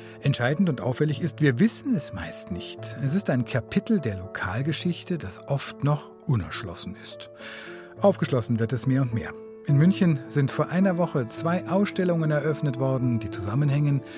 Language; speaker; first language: German; native; German